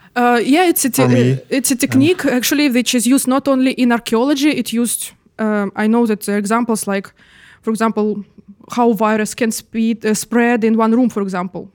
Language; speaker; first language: English; non-native, fluent; Russian